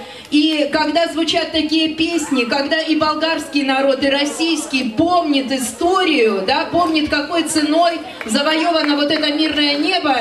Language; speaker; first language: Russian; native; Russian